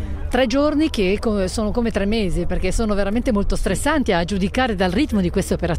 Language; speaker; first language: Italian; native; Italian